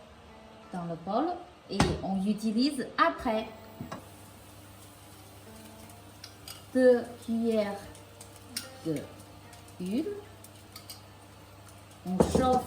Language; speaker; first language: French; non-native, local second language; Chinese